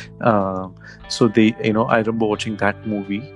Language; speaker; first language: English; non-native, local second language; Tamil